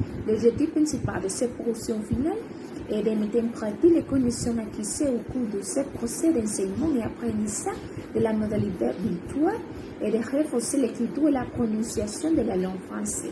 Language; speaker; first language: French; non-native, learner; Spanish